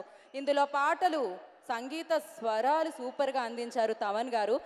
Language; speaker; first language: Telugu; native; Telugu